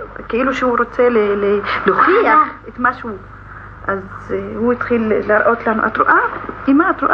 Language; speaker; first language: Hebrew; non-native, local second language; Arabic